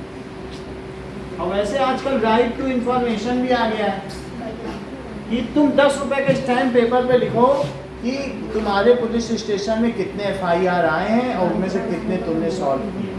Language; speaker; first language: Hindi; native; Hindi